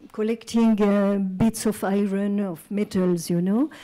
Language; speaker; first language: English; non-native, fluent; French